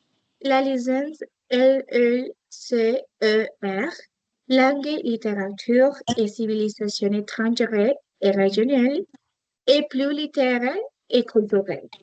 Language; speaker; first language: French; non-native, learner; Spanish